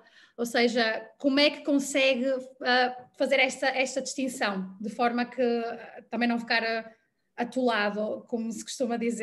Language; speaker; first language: Portuguese; native; Portuguese